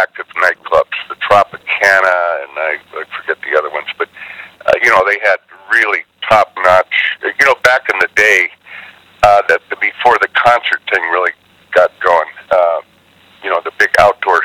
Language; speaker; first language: English; native; English